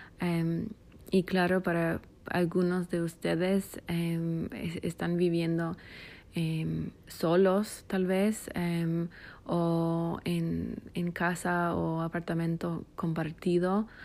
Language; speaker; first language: Spanish; non-native, fluent; English